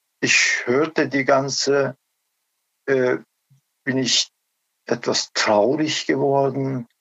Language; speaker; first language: German; non-native, learner; Turkish